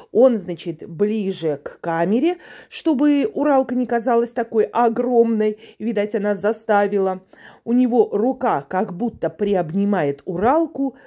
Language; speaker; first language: Russian; native; Russian